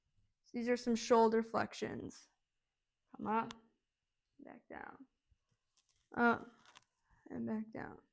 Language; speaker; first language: English; native; English